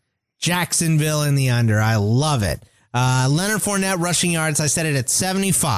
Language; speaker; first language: English; native; English